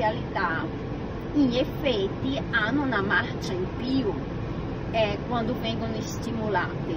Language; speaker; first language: Italian; non-native, fluent; Portuguese